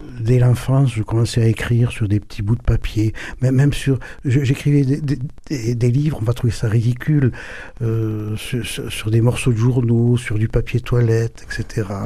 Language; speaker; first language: French; early bilingual, other home language; German